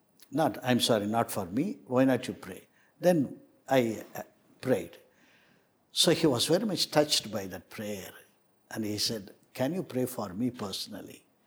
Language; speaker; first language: English; non-native, local second language; Tamil